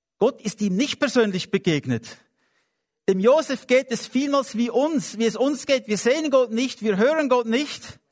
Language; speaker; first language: German; non-native, fluent; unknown